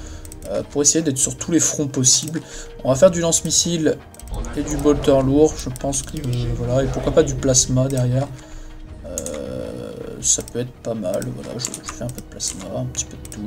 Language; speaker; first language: French; native; French